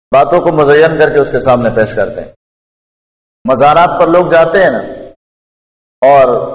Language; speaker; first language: Urdu; non-native, local second language; Pashto